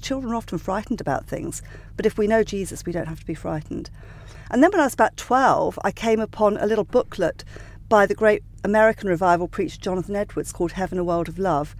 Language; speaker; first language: English; native; English